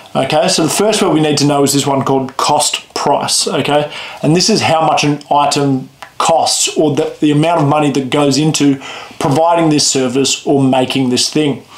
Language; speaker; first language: English; native; English